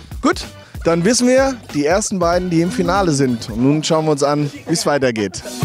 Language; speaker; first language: German; native; German